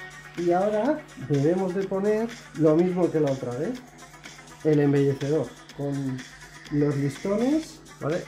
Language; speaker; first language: Spanish; native; Spanish